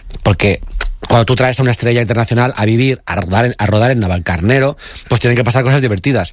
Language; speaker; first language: Spanish; native; Spanish